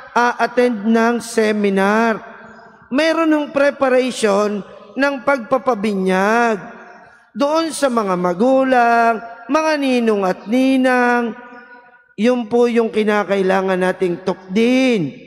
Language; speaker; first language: Filipino; native; Filipino